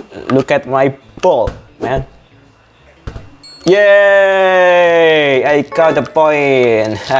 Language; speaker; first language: English; non-native, learner; Indonesian